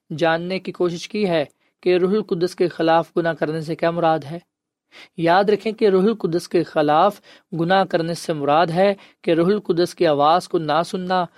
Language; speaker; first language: Urdu; non-native, local second language; Punjabi